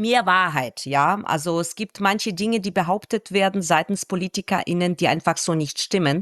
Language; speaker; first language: German; non-native, fluent; Russian